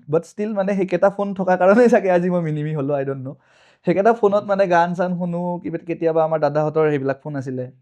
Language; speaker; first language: Assamese; native; Assamese